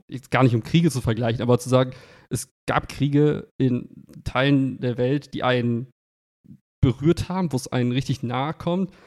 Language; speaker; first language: German; native; German